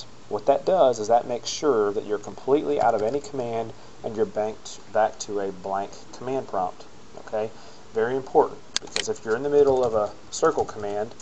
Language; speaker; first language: English; native; English